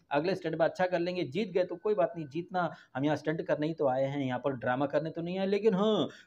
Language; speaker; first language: Hindi; native; Hindi